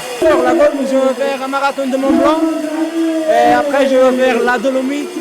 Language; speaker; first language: French; non-native, learner; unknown